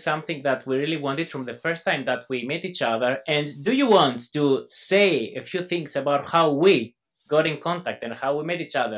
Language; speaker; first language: English; non-native, fluent; Greek